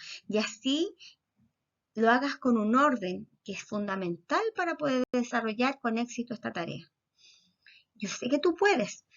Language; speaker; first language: Spanish; native; Spanish